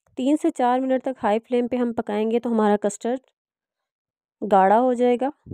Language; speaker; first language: Urdu; non-native, local second language; Punjabi